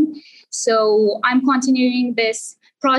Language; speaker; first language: English; non-native, local second language; Punjabi